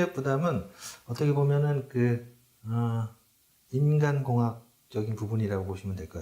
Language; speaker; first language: Korean; native; Korean